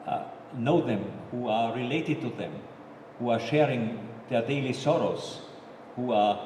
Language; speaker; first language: English; non-native, fluent; German